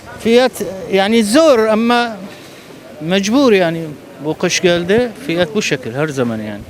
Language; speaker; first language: Turkish; non-native, learner; Arabic